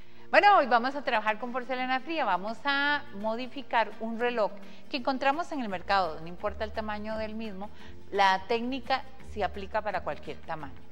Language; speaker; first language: Spanish; native; Spanish